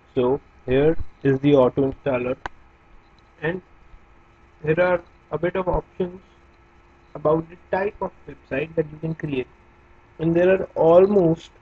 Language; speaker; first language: English; non-native, local second language; Hindi